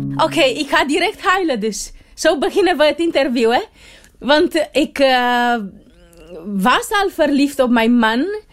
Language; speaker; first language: Dutch; non-native, fluent; Romanian